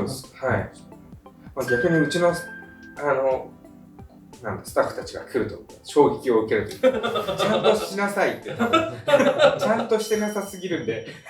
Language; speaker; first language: Japanese; native; Japanese